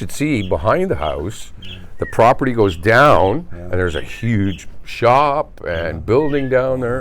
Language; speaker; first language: English; native; English